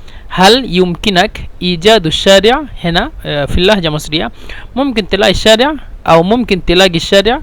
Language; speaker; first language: Arabic; non-native, fluent; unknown